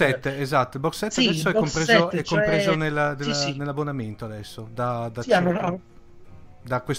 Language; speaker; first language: Italian; native; Italian